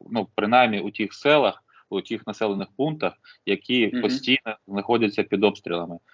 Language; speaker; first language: Ukrainian; non-native, local second language; Russian